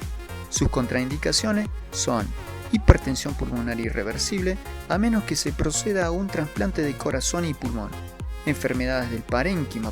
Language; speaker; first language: Spanish; native; Spanish